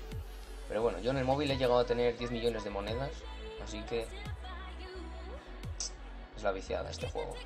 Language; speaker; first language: Spanish; native; Spanish